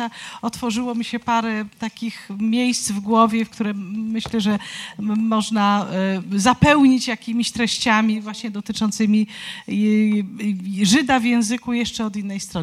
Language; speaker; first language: Polish; native; Polish